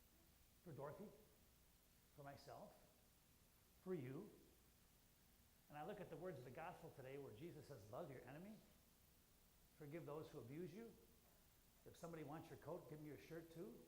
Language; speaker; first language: English; native; English